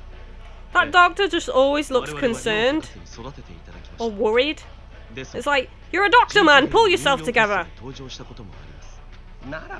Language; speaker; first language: English; native; English